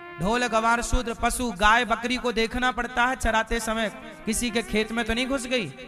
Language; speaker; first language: Hindi; native; Hindi